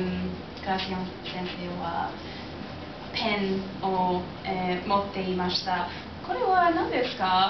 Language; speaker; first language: Japanese; non-native, learner; English